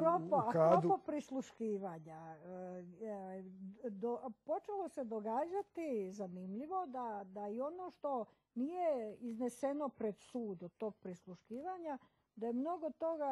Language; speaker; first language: Croatian; native; Croatian